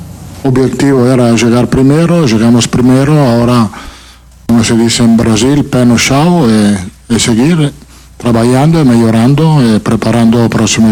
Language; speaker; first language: Portuguese; non-native, fluent; Italian